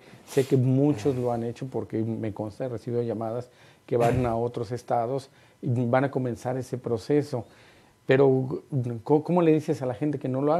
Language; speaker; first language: Spanish; native; Spanish